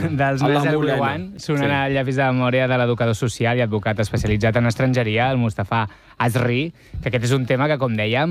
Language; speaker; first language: Catalan; native; Catalan